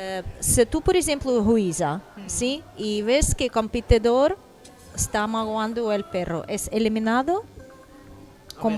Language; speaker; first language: Spanish; non-native, learner; Portuguese